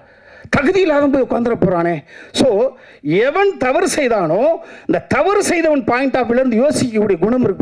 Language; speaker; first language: Tamil; native; Tamil